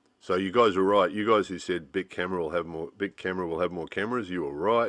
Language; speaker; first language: English; native; English